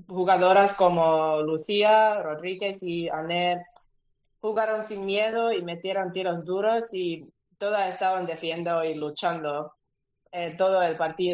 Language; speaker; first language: Spanish; non-native, learner; Finnish